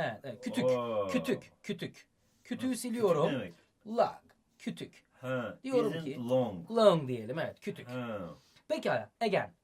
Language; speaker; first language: Turkish; native; Turkish